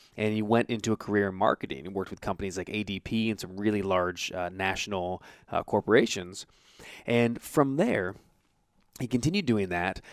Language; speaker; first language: English; native; English